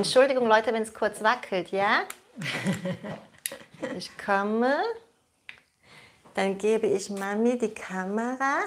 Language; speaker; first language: German; native; German